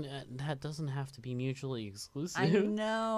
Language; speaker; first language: English; native; English